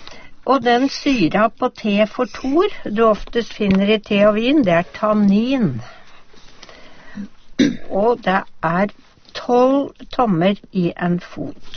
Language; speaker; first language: Norwegian; native; Norwegian